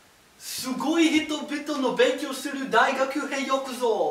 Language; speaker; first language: Japanese; non-native, learner; English